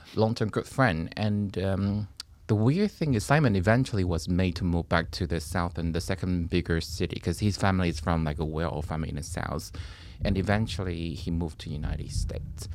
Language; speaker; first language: English; non-native, fluent; Chinese